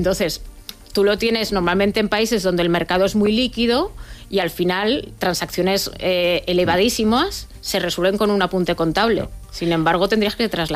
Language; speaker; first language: Spanish; native; Spanish